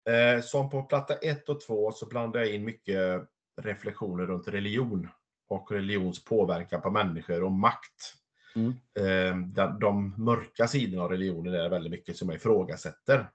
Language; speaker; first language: Swedish; native; Swedish